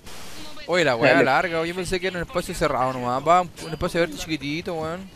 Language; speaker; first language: Spanish; native; Spanish